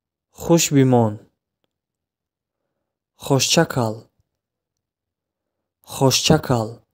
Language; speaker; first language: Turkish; non-native, fluent; Tajik